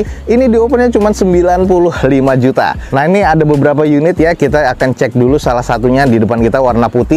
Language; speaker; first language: Indonesian; native; Indonesian